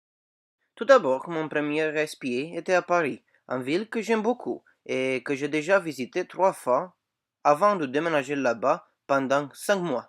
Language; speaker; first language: French; non-native, fluent; Romanian